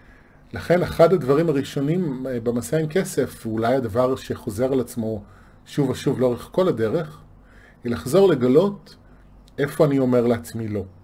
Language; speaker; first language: Hebrew; native; Hebrew